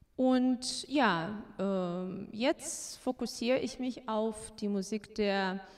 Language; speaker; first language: German; non-native, fluent; Azerbaijani